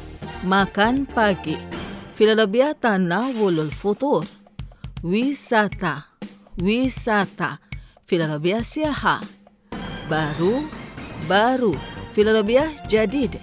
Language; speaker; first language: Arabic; non-native, fluent; Indonesian